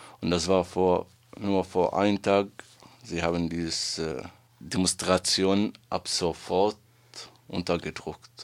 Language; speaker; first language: German; non-native, learner; Arabic